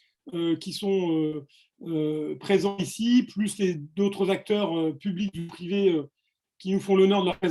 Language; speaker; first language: French; native; French